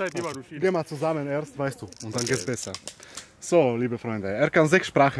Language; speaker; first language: German; non-native, learner; Slovak